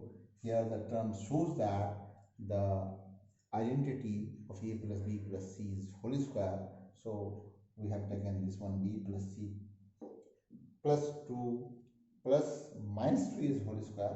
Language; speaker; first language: English; non-native, local second language; Hindi